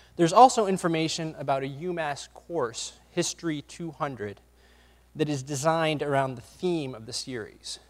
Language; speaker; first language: English; native; English